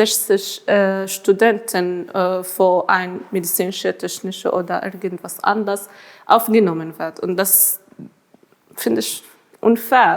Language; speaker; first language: German; non-native, fluent; Arabic